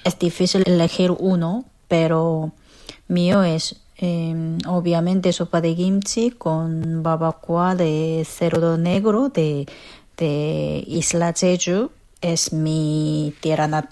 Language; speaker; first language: Spanish; non-native, fluent; Korean